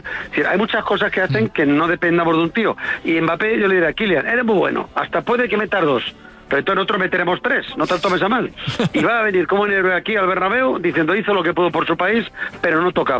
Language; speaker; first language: Spanish; native; Spanish